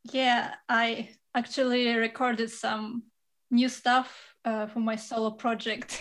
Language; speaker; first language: English; non-native, fluent; Russian